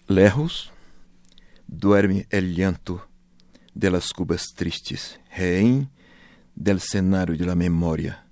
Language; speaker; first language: Spanish; non-native, learner; Portuguese